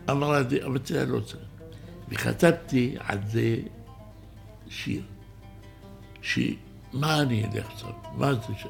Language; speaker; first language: Hebrew; non-native, local second language; Arabic